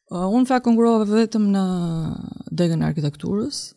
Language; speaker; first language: Albanian; native; Albanian